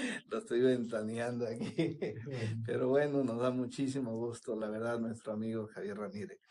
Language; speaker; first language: Spanish; native; Spanish